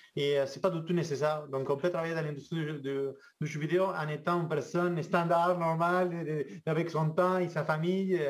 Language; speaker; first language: French; non-native, fluent; Spanish